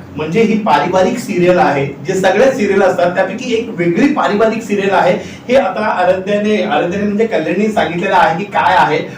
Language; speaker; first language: Marathi; native; Marathi